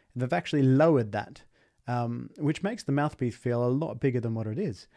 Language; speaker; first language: English; native; English